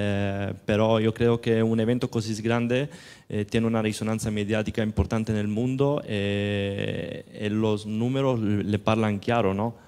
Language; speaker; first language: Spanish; non-native, fluent; Italian